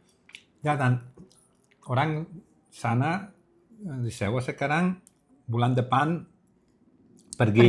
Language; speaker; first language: Indonesian; non-native, learner; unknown